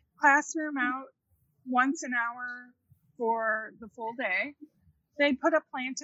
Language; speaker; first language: English; native; English